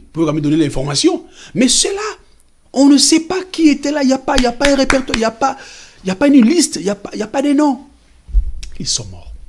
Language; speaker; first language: French; non-native, local second language; Lingala